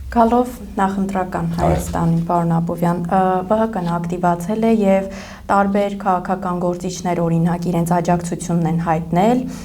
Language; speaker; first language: Armenian; native; Armenian